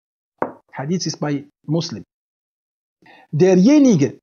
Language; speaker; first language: German; non-native, fluent; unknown